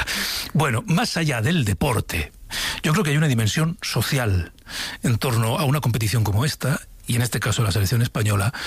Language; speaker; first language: Spanish; native; Spanish